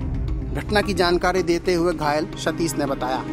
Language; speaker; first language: Hindi; native; Hindi